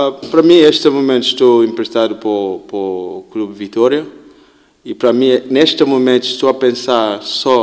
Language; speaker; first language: Portuguese; non-native, learner; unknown